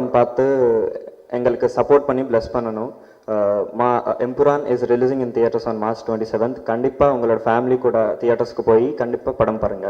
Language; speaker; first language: Tamil; non-native, learner; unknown